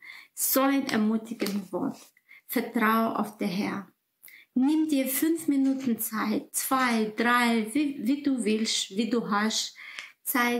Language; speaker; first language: German; non-native, fluent; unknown